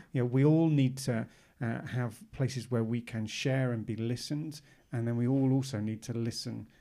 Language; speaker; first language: English; native; English